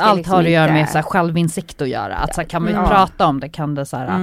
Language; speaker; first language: Swedish; native; Swedish